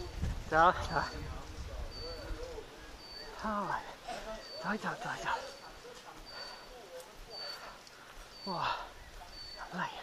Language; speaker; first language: Chinese; non-native, learner; English